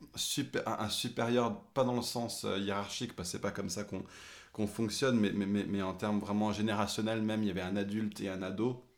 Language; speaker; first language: French; early bilingual, other home language; English